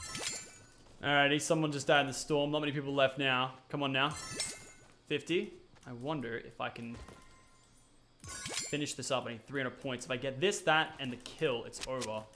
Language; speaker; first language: English; native; English